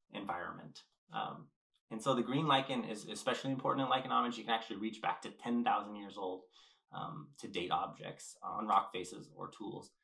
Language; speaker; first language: English; native; English